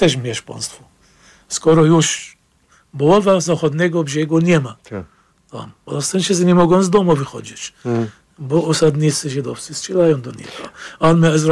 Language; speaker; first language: Polish; non-native, learner; Arabic